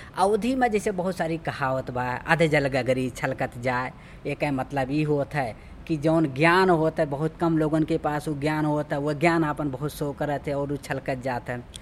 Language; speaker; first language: Hindi; native; Hindi